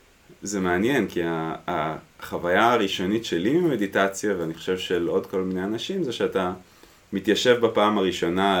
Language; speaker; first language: Hebrew; native; Hebrew